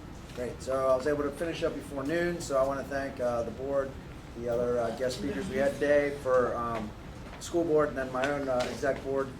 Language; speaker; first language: English; native; English